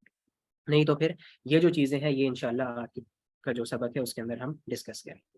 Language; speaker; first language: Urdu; non-native, local second language; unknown